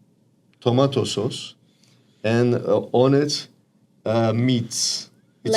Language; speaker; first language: English; non-native, learner; Turkish